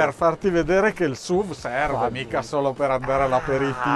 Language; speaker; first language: Italian; native; Italian